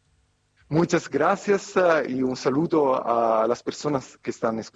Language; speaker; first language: Spanish; non-native, fluent; Italian